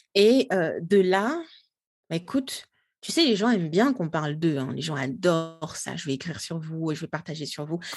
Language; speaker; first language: French; non-native, local second language; Lingala